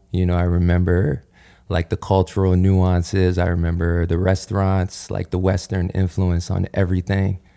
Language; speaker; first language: English; early bilingual, other home language; Yoruba